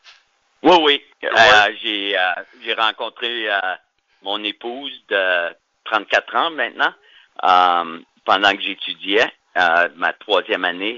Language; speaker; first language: French; native; French